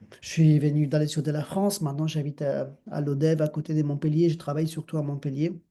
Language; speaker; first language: French; non-native, fluent; Spanish